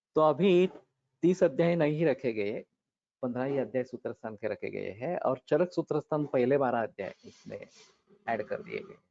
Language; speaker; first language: Hindi; non-native, local second language; Marathi